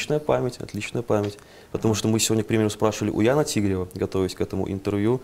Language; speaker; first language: Russian; native; Russian